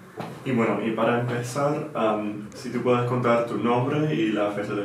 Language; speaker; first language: Spanish; non-native, learner; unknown